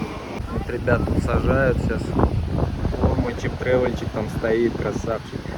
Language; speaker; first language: Russian; native; Russian